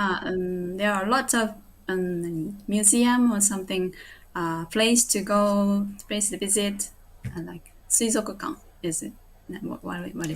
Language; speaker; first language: English; non-native, learner; Japanese